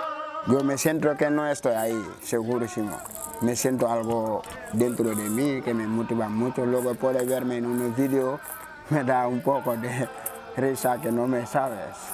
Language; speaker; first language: Spanish; non-native, learner; Wolof